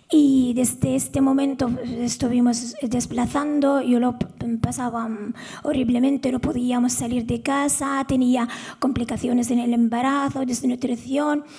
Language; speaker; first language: Spanish; non-native, fluent; Arabic